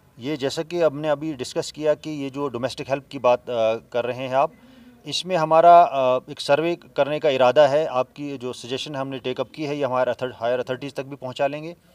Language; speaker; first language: Hindi; non-native, local second language; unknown